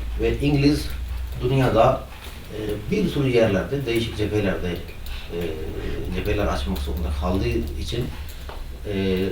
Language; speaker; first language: Turkish; non-native, fluent; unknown